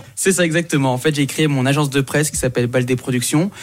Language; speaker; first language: French; native; French